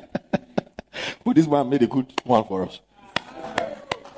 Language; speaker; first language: English; non-native, local second language; Yoruba